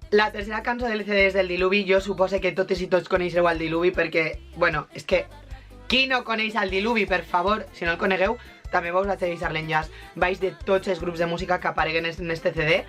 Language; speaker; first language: Catalan; native; Catalan